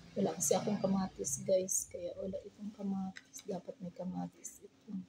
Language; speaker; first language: Filipino; non-native, local second language; Hiligaynon